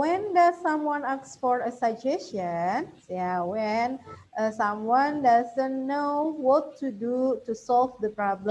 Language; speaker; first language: English; non-native, fluent; Indonesian